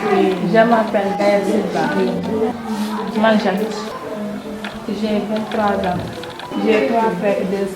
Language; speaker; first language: French; non-native, local second language; Wolof